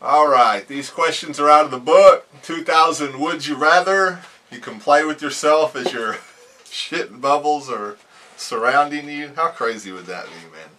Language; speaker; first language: English; native; English